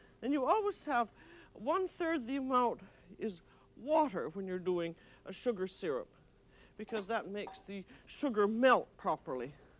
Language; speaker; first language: English; native; English